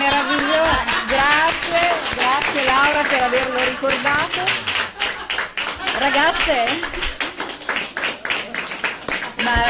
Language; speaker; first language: Italian; native; Italian